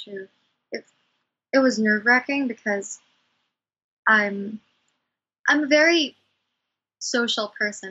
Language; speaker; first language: English; non-native, local second language; Cebuano